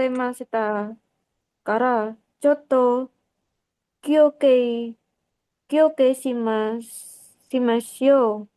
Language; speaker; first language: Japanese; non-native, learner; Indonesian